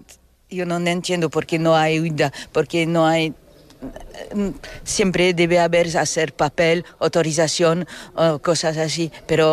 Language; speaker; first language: Spanish; early bilingual, heritage; French